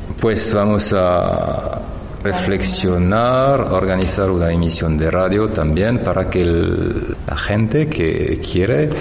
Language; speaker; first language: Spanish; non-native, fluent; French